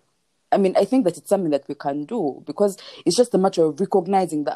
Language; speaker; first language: English; non-native, local second language; Nyankole